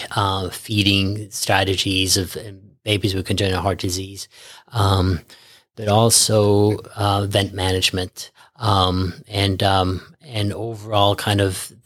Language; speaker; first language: English; early bilingual, other home language; Norwegian